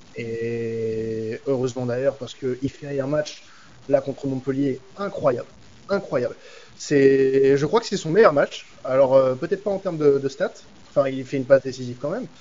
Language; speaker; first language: French; native; French